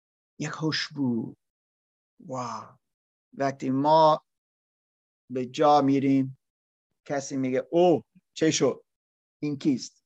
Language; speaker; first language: Persian; non-native, learner; English